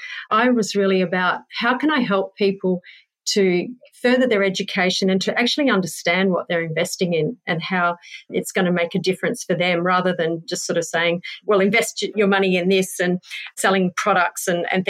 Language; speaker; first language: English; native; English